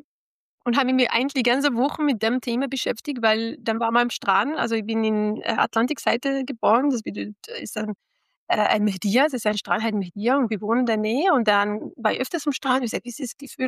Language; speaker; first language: German; non-native, fluent; Arabic